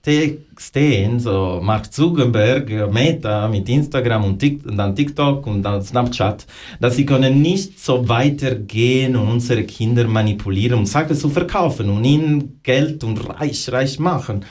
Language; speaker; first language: German; non-native, learner; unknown